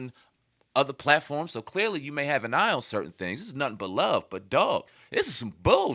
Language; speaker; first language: English; native; English